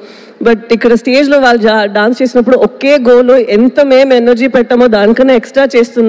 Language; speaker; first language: Telugu; non-native, local second language; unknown